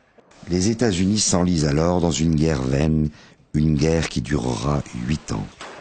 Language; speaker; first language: French; native; French